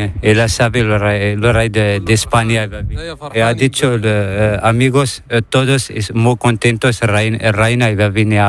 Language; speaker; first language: Spanish; non-native, learner; Arabic